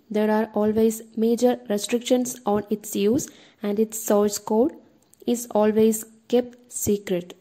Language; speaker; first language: English; non-native, local second language; Malayalam